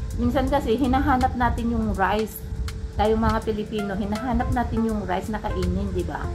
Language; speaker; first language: Filipino; non-native, local second language; Iloko